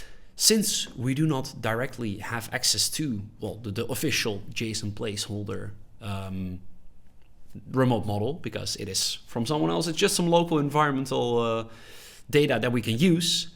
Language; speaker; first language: English; non-native, fluent; Dutch